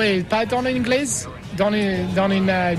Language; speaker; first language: French; non-native, learner; English